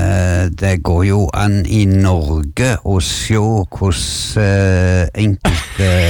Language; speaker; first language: Norwegian; native; Norwegian